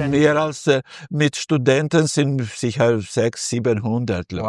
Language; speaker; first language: German; non-native, fluent; Albanian